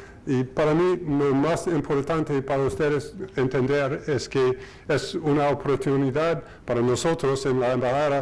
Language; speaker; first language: Spanish; non-native, learner; English